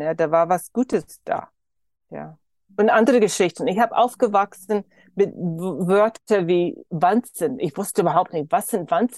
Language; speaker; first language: German; early bilingual, heritage; German